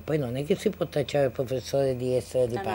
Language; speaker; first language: Italian; native; Italian